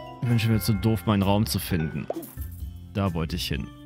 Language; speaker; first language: German; native; German